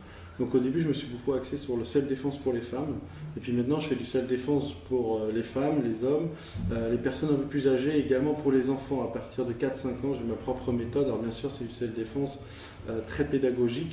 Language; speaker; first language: French; native; French